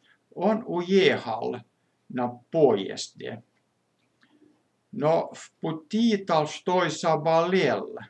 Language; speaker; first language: Russian; non-native, fluent; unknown